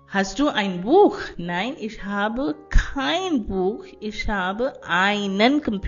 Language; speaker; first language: German; non-native, fluent; Hindi